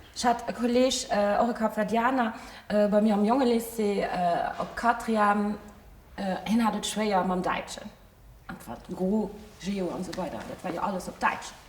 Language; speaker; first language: Luxembourgish; early bilingual, other home language; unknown